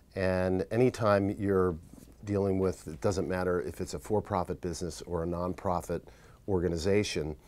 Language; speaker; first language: English; native; English